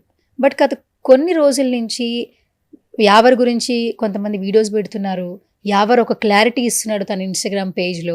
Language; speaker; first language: Telugu; native; Telugu